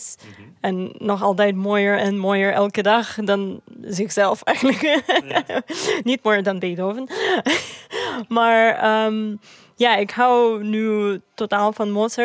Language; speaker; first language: Dutch; non-native, fluent; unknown